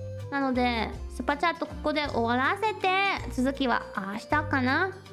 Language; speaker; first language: Japanese; non-native, fluent; German